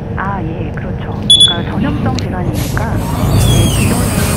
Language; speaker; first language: Korean; native; Korean